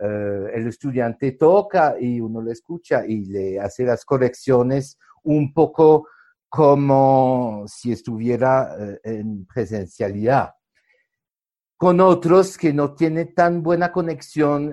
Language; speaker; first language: Spanish; non-native, fluent; French